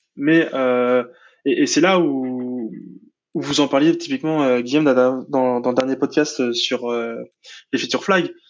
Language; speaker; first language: French; native; French